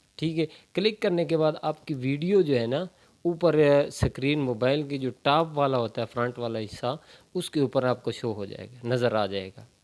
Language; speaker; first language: Urdu; non-native, local second language; Punjabi